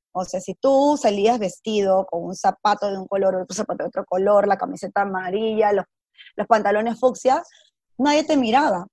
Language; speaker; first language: Spanish; native; Spanish